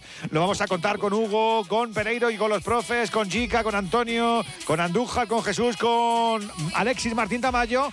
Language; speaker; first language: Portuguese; non-native, learner; Spanish